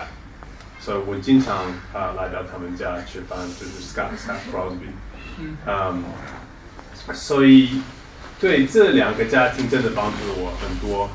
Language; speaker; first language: Chinese; non-native, fluent; English